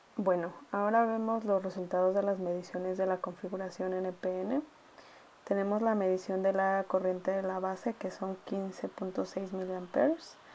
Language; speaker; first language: Spanish; native; Spanish